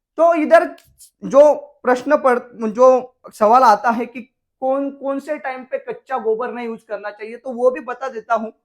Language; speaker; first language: Hindi; non-native, local second language; Marathi